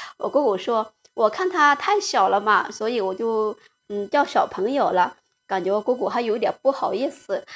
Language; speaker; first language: Chinese; non-native, fluent; Lao